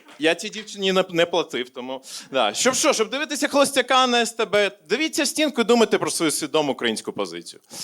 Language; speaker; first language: Ukrainian; non-native, local second language; Russian